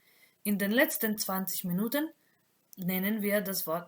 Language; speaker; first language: German; non-native, fluent; Macedonian